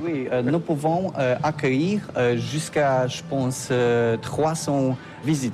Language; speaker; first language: French; non-native, learner; Polish